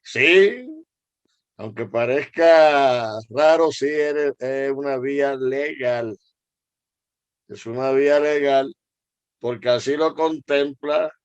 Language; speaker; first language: Spanish; native; Spanish